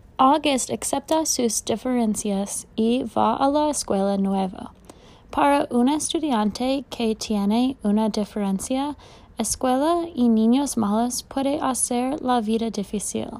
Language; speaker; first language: Spanish; non-native, learner; English